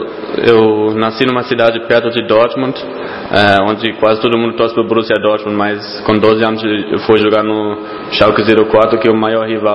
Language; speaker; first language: Portuguese; non-native, fluent; German